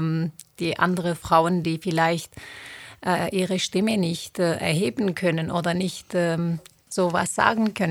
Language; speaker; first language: German; non-native, fluent; Turoyo